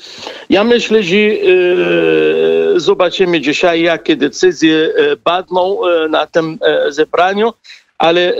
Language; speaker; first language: Polish; non-native, fluent; Arabic